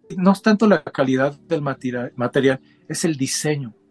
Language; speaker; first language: Spanish; native; Spanish